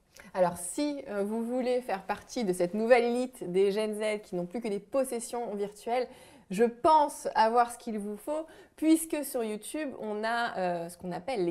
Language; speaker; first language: French; native; French